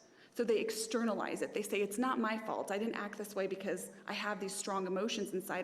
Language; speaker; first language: English; native; English